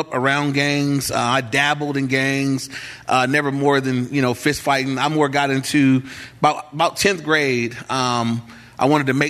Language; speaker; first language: English; native; English